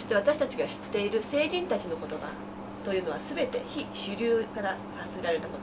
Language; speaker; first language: Korean; native; Korean